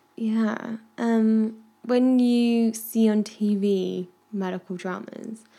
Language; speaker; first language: English; native; English